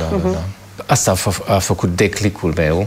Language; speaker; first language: Romanian; non-native, fluent; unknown